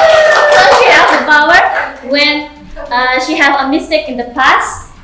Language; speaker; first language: English; non-native, learner; Indonesian